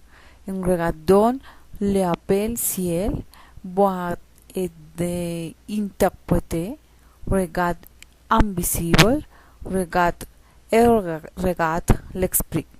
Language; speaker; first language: French; non-native, learner; Spanish